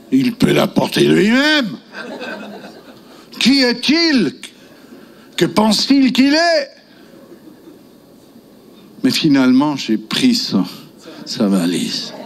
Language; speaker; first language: French; non-native, local second language; German